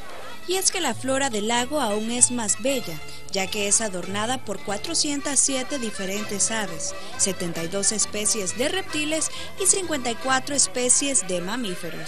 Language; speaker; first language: Spanish; native; Spanish